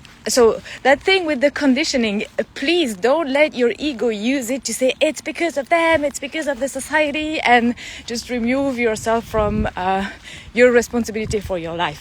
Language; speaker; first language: English; non-native, fluent; French